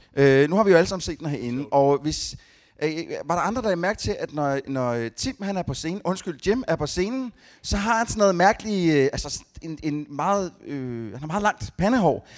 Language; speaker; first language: Danish; native; Danish